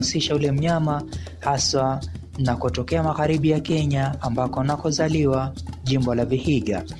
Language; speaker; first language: Swahili; non-native, local second language; Luyia